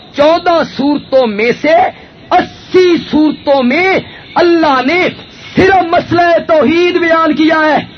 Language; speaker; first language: Urdu; non-native, local second language; Punjabi